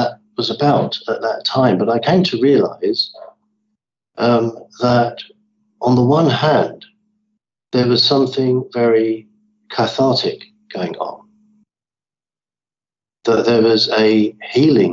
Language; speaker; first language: English; native; English